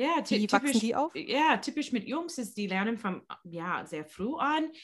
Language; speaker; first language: German; non-native, learner; English